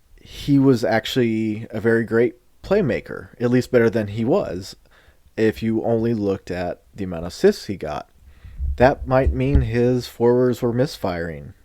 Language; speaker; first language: English; native; English